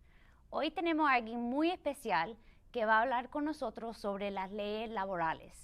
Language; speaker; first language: Spanish; early bilingual, other home language; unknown